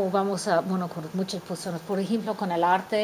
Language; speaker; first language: Spanish; non-native, fluent; English